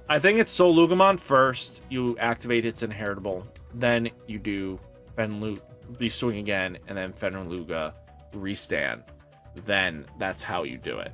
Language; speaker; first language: English; native; English